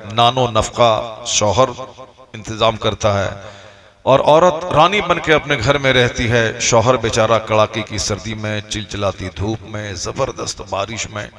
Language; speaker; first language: Hindi; native; Hindi